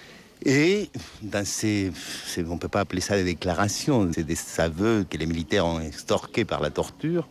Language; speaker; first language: French; non-native, fluent; Spanish